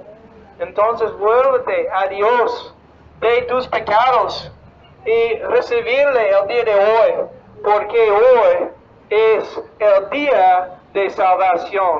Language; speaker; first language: Spanish; non-native, fluent; English